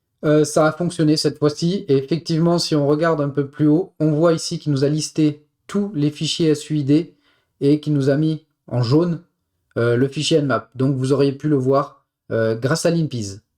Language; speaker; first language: French; native; French